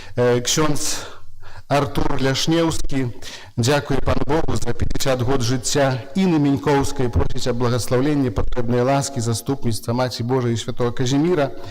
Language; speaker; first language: Belarusian; native; Belarusian